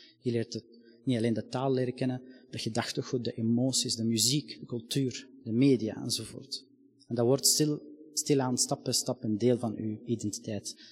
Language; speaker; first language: Dutch; non-native, fluent; Arabic